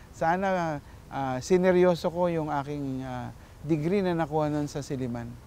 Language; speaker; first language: Filipino; native; Filipino